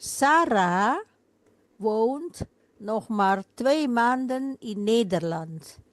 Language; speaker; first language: Dutch; non-native, fluent; Indonesian